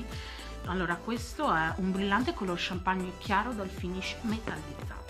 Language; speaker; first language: Italian; native; Italian